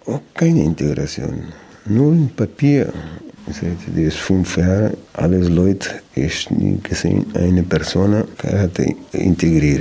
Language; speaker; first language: German; non-native, learner; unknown